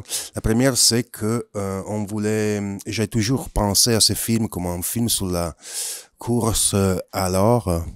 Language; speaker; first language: French; non-native, fluent; Italian